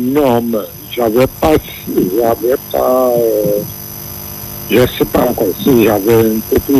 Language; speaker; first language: French; non-native, local second language; Guadeloupean Creole French